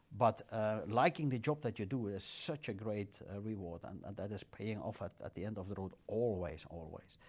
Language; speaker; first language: English; non-native, fluent; Dutch